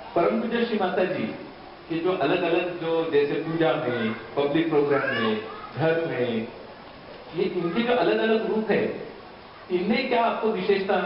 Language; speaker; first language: Hindi; non-native, local second language; Marathi